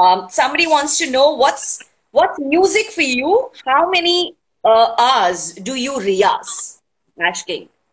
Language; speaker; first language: English; non-native, local second language; Hindi